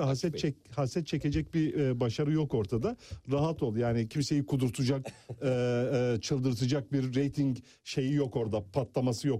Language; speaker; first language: Turkish; native; Turkish